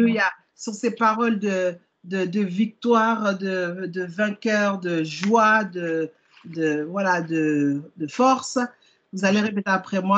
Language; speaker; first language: French; native; French